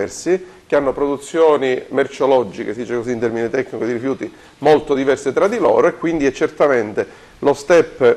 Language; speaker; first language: Italian; native; Italian